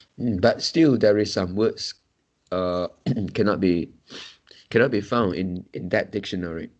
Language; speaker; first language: English; non-native, local second language; Chinese